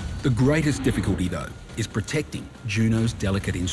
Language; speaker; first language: English; native; English